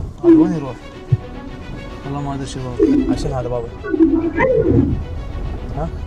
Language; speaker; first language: Arabic; native; Arabic